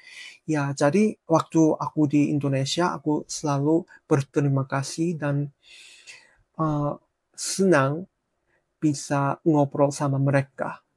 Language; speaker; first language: Indonesian; non-native, fluent; Korean